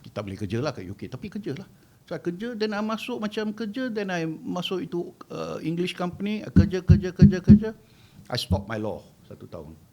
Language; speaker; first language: Malay; non-native, local second language; Tamil